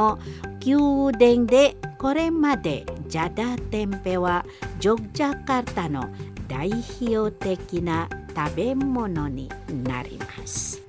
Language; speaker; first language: Japanese; non-native, fluent; Indonesian